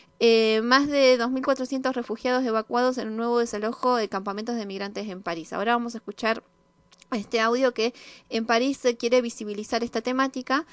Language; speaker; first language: Spanish; native; Spanish